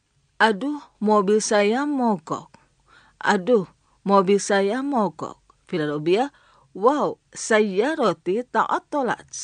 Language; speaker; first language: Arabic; non-native, fluent; Indonesian